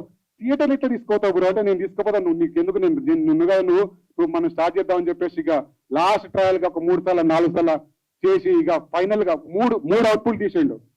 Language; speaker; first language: Telugu; native; Telugu